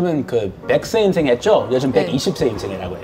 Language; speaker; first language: Korean; non-native, fluent; English